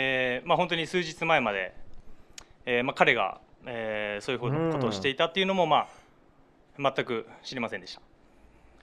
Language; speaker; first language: Japanese; native; Japanese